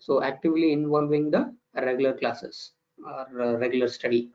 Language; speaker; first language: English; non-native, local second language; Kannada